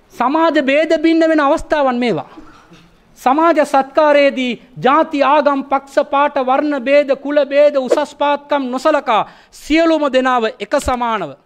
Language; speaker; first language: Sinhala; non-native, local second language; Tamil